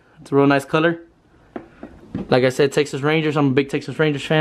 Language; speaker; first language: English; early bilingual, other home language; Spanish